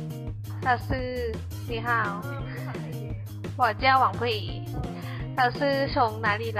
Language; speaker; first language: Chinese; non-native, learner; Thai